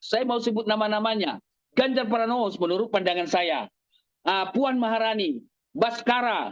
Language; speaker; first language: Indonesian; native; Indonesian